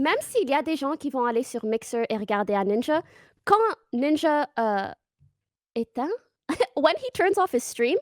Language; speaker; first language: French; non-native, fluent; English